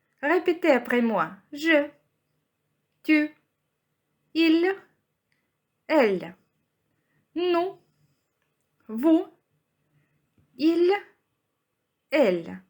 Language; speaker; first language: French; non-native, fluent; Ukrainian